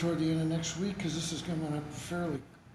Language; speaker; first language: English; native; English